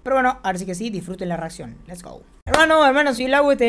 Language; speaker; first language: Spanish; native; Spanish